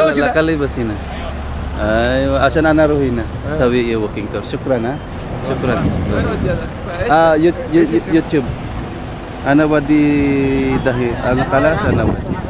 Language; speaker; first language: Arabic; non-native, learner; Filipino